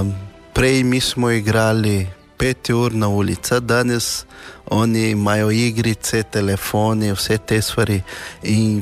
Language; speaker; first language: Slovenian; non-native, fluent; Portuguese